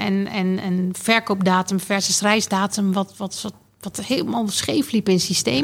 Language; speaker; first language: Dutch; native; Dutch